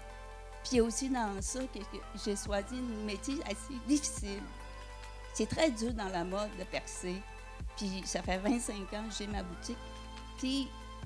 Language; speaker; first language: French; non-native, fluent; Vietnamese